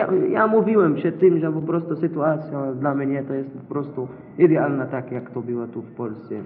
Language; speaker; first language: Polish; non-native, fluent; Arabic